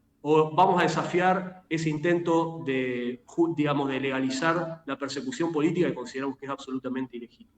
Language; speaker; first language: Spanish; native; Spanish